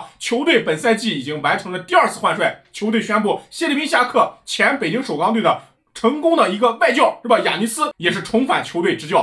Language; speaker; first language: Chinese; native; Chinese